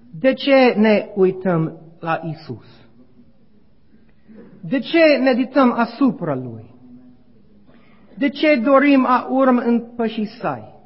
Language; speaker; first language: Romanian; non-native, learner; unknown